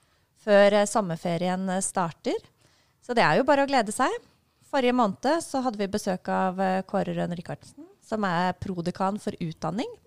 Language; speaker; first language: Norwegian; native; Norwegian